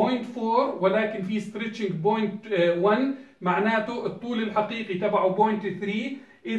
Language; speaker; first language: Arabic; native; Arabic